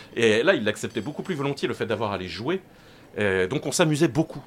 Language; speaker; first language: French; native; French